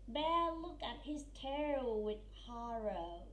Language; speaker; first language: English; non-native, fluent; Vietnamese